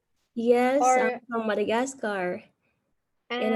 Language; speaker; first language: English; non-native, fluent; Malagasy